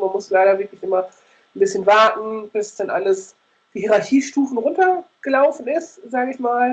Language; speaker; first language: German; native; German